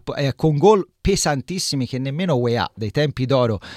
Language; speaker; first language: Italian; native; Italian